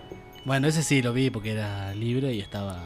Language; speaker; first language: Spanish; native; Spanish